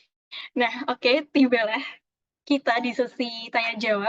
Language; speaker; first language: Indonesian; native; Indonesian